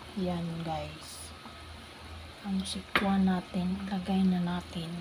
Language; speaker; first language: Filipino; non-native, local second language; Cebuano